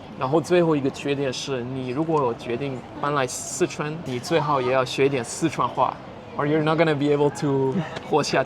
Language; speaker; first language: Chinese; non-native, fluent; Dutch